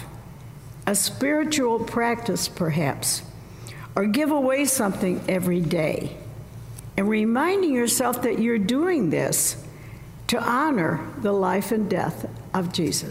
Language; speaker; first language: English; native; English